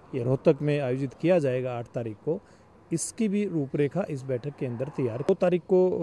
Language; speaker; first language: Hindi; native; Hindi